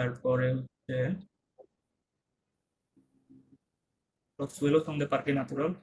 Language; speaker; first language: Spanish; non-native, fluent; Bangla